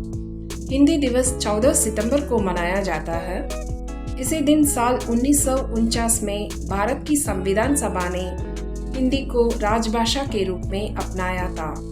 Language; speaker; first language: Hindi; non-native, local second language; Tamil